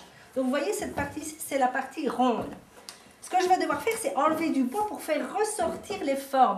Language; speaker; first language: French; native; French